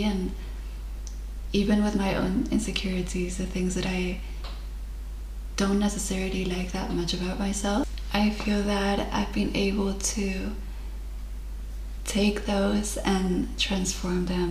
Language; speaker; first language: English; non-native, fluent; Spanish